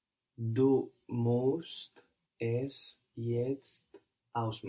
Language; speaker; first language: German; non-native, learner; English